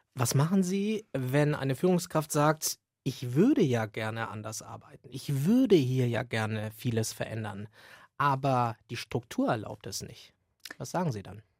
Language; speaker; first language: German; native; German